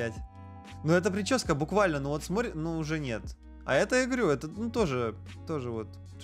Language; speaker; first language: Russian; native; Russian